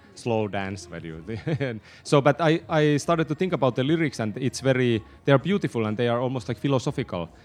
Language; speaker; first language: English; non-native, fluent; Finnish